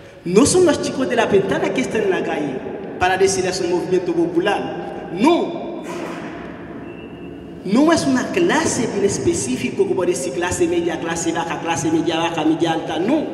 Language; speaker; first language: Spanish; non-native, fluent; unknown